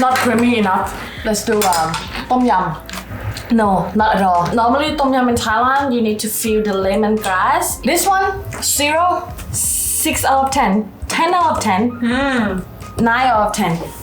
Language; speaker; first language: English; non-native, fluent; Thai